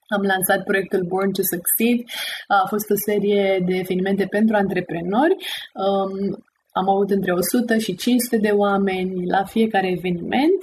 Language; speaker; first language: Romanian; native; Romanian